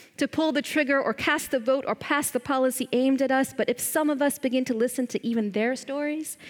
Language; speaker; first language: English; native; English